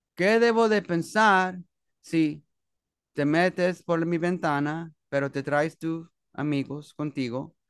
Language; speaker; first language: Spanish; early bilingual, heritage; Spanish